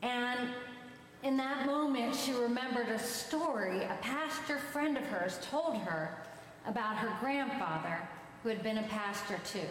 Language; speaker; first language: English; native; English